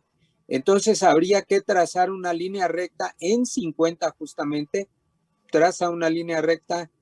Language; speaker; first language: Spanish; native; Spanish